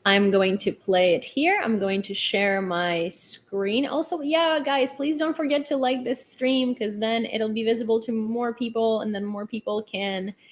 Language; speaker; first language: English; non-native, fluent; Ukrainian